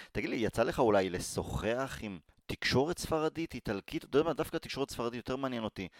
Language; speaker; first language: Hebrew; native; Hebrew